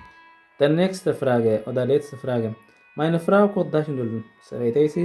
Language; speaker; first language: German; non-native, fluent; Tigrinya